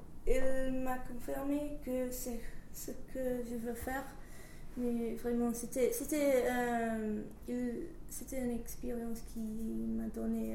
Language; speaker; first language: French; non-native, learner; English